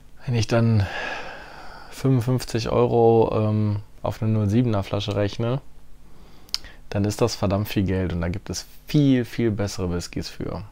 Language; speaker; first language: German; native; German